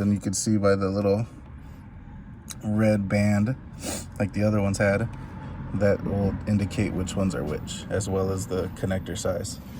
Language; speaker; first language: English; native; English